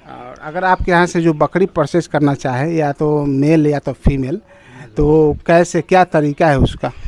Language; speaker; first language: Hindi; native; Hindi